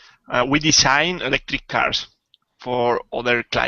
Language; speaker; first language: English; non-native, learner; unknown